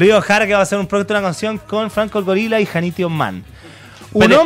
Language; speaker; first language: Spanish; native; Spanish